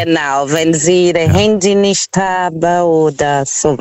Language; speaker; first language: German; non-native, fluent; Portuguese